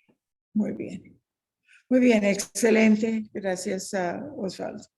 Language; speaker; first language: Spanish; native; Spanish